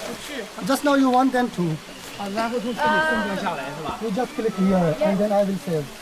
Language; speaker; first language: English; non-native, learner; Chinese